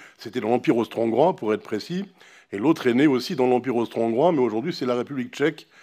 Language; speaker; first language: French; native; French